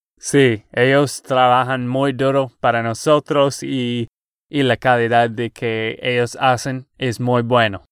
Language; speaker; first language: Spanish; non-native, fluent; English